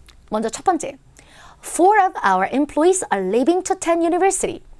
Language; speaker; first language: English; non-native, fluent; Korean